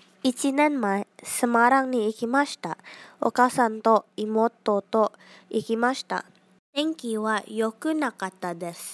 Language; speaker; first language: Japanese; non-native, learner; Indonesian